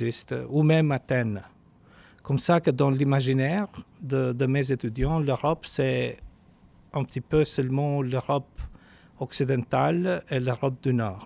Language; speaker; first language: French; non-native, fluent; Albanian